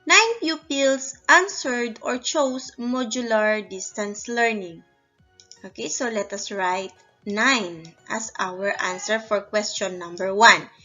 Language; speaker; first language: English; non-native, local second language; Filipino